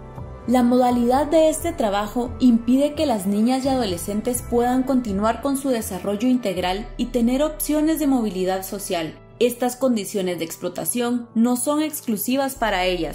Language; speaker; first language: Spanish; native; Spanish